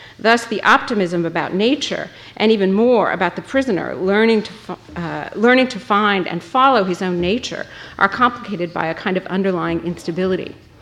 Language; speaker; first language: English; native; English